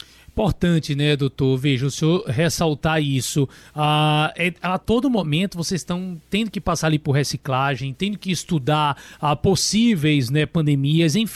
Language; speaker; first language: Portuguese; native; Portuguese